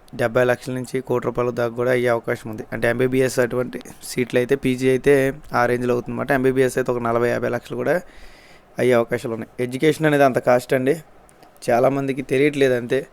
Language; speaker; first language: Telugu; native; Telugu